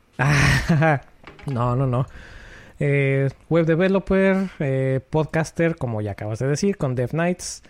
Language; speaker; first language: Spanish; native; Spanish